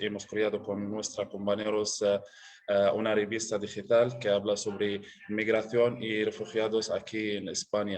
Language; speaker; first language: Spanish; non-native, learner; Arabic